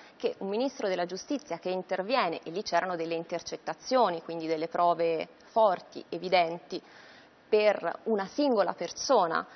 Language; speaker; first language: Italian; native; Italian